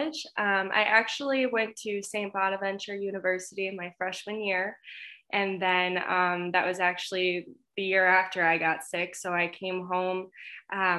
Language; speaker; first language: English; native; English